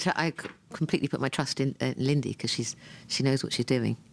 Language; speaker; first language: English; native; English